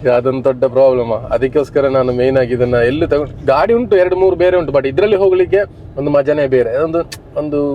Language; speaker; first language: Kannada; non-native, local second language; Malayalam